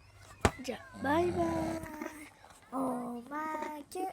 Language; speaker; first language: Japanese; non-native, learner; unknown